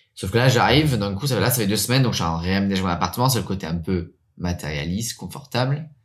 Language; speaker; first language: French; early bilingual, heritage; French